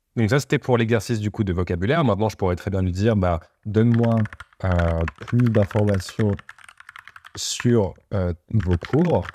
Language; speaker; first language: French; native; French